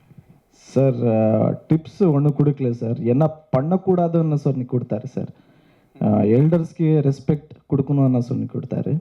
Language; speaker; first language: Tamil; non-native, learner; Kannada